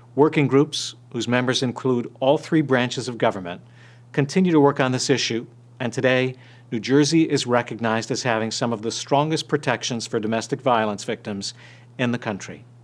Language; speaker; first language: English; native; English